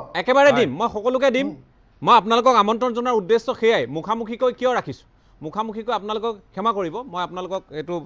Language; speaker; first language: Assamese; native; Assamese